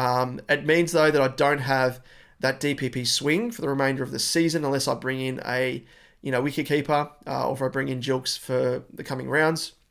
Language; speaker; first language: English; native; English